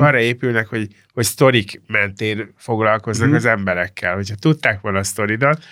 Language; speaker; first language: Hungarian; native; Hungarian